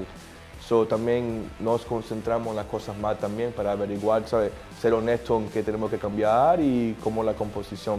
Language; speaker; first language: Spanish; early bilingual, heritage; English